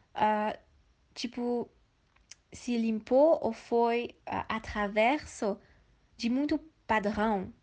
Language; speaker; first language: Portuguese; early bilingual, heritage; Portuguese